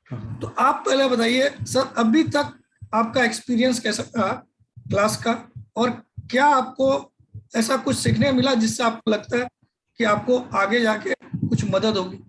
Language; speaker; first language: Hindi; native; Hindi